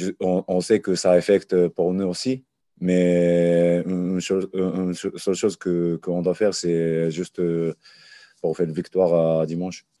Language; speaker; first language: French; non-native, learner; Japanese